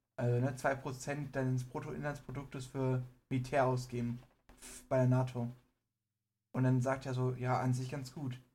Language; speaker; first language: German; early bilingual, other home language; Persian